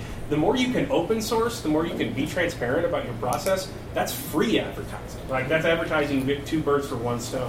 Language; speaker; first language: English; native; English